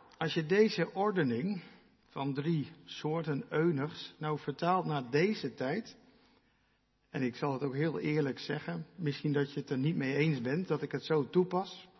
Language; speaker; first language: Dutch; non-native, local second language; Western Frisian